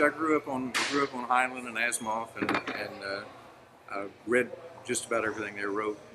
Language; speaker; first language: English; native; English